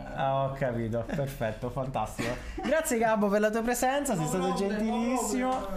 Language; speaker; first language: Italian; native; Italian